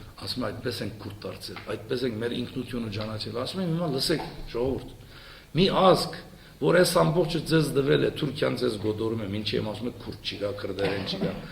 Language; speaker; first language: Armenian; early bilingual, heritage; Armenian